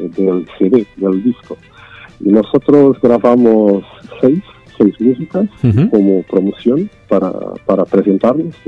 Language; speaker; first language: Spanish; non-native, learner; Portuguese